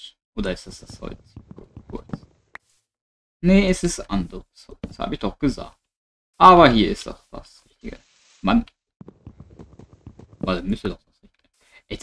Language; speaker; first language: German; native; German